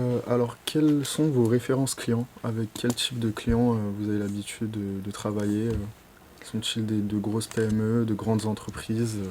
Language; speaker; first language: French; native; French